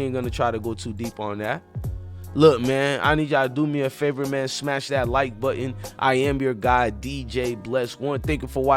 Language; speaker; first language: English; native; English